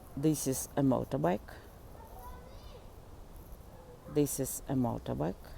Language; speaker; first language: English; non-native, learner; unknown